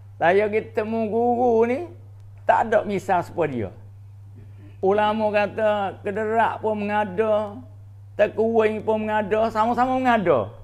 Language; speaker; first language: Malay; native; Malay